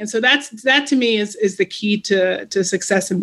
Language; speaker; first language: English; non-native, fluent; Spanish